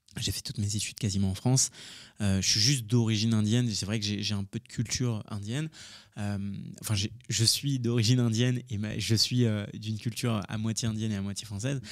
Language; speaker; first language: French; early bilingual, other home language; Hindi